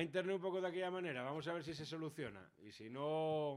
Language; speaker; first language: Spanish; native; Spanish